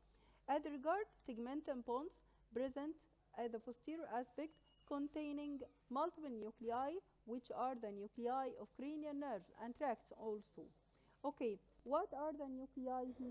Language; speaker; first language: English; non-native, local second language; Arabic